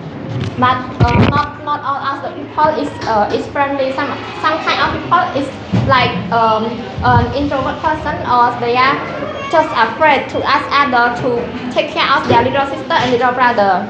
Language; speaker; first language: English; non-native, learner; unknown